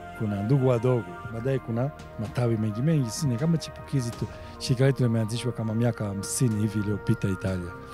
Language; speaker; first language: Swahili; non-native, fluent; Italian